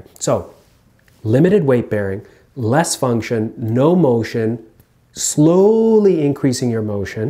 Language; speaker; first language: English; native; English